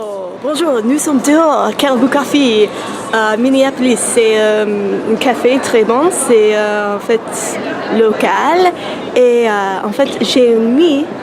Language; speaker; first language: French; non-native, learner; English